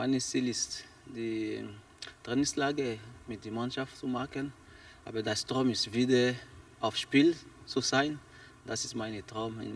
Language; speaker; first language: German; non-native, learner; French